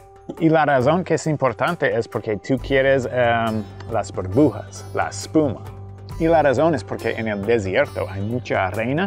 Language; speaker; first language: Spanish; non-native, fluent; English